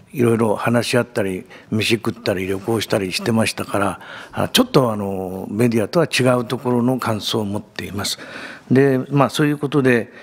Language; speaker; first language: Japanese; native; Japanese